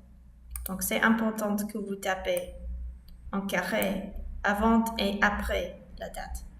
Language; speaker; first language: French; non-native, learner; English